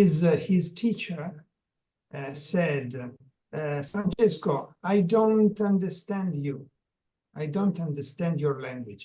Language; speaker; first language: English; non-native, learner; Italian